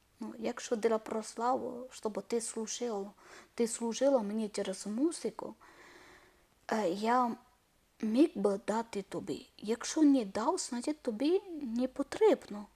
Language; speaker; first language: Ukrainian; non-native, learner; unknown